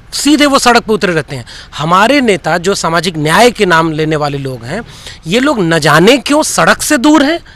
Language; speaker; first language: Hindi; native; Hindi